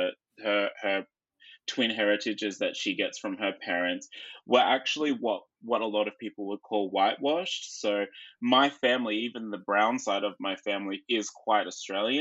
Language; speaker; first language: English; native; English